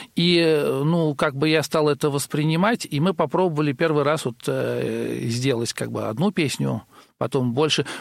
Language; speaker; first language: Russian; native; Russian